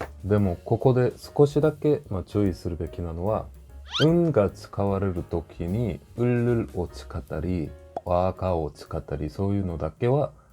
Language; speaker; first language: Japanese; non-native, fluent; Korean